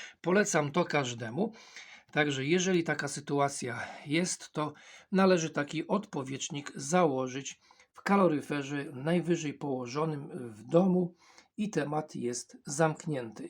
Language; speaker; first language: Polish; native; Polish